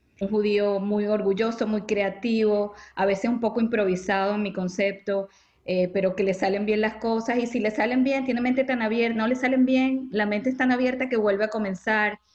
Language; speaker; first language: Spanish; native; Spanish